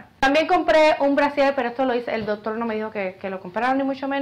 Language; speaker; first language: Spanish; native; Spanish